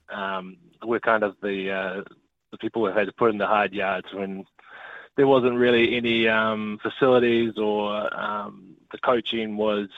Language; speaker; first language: English; native; English